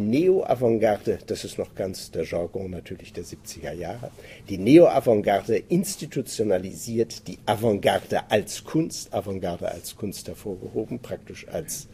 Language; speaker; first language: German; native; German